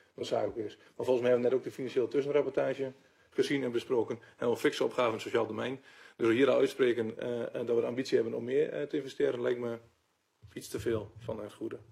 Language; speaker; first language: Dutch; native; Dutch